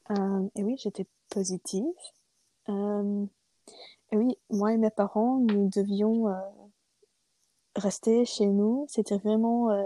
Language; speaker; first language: French; non-native, fluent; English